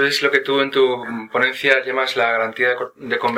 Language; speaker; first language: Spanish; native; Spanish